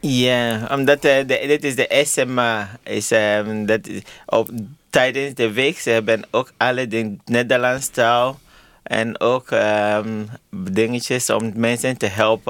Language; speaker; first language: Dutch; non-native, learner; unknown